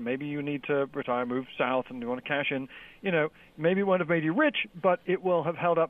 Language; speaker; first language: English; native; English